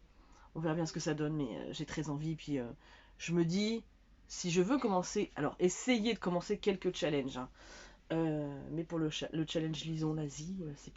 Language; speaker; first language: French; native; French